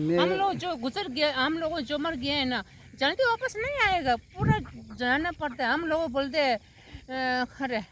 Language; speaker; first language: Hindi; non-native, local second language; Tibetan